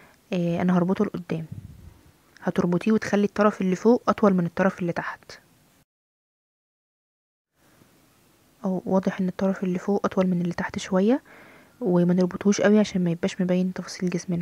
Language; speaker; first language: Arabic; native; Arabic